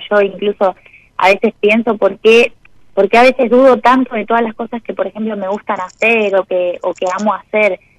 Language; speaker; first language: Spanish; native; Spanish